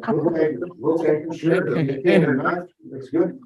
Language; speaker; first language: English; native; English